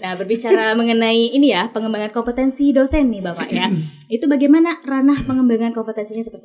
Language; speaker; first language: Indonesian; native; Indonesian